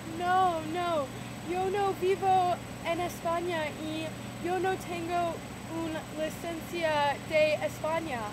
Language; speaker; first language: Spanish; non-native, learner; English